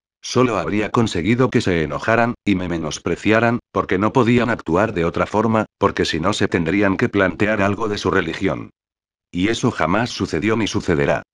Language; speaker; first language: Spanish; native; Spanish